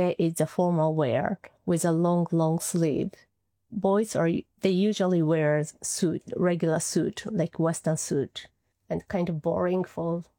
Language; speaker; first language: English; non-native, fluent; Japanese